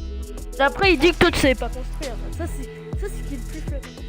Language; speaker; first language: French; native; French